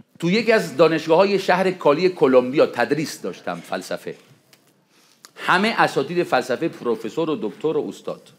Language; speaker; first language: Persian; non-native, fluent; Spanish